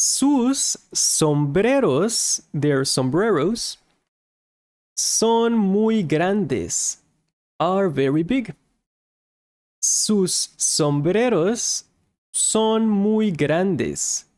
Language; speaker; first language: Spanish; non-native, fluent; English